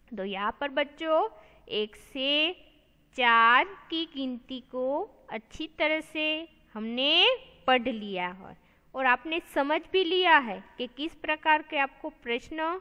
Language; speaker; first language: Hindi; non-native, local second language; Gujarati